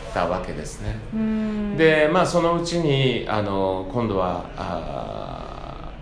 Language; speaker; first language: Japanese; native; Japanese